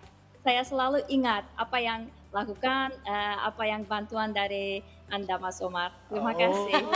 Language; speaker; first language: Indonesian; non-native, learner; Uzbek